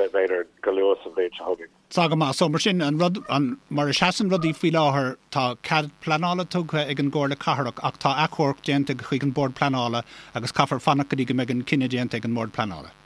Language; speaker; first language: Irish; native; Irish